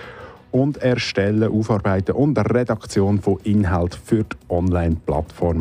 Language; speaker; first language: German; native; German